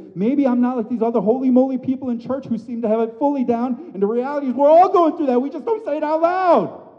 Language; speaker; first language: English; native; English